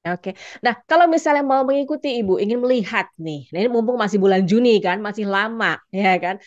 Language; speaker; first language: Indonesian; native; Indonesian